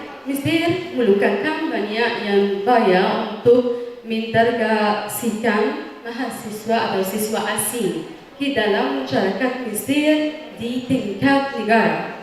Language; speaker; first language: Indonesian; non-native, fluent; Arabic